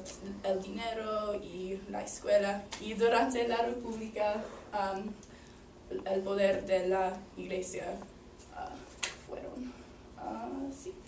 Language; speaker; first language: Spanish; non-native, learner; English